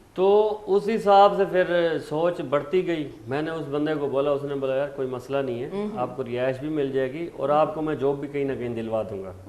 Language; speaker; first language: Urdu; non-native, local second language; Saraiki